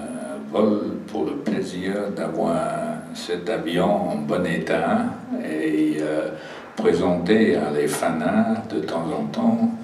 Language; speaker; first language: French; non-native, fluent; English